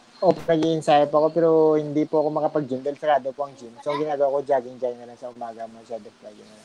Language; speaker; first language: Filipino; native; Filipino